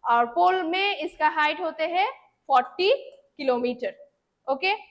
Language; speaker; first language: Hindi; non-native, local second language; Bangla